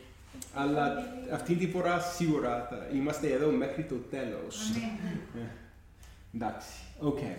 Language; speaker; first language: Greek; non-native, fluent; English